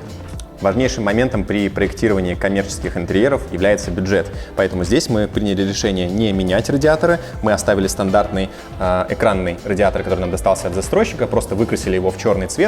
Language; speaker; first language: Russian; native; Russian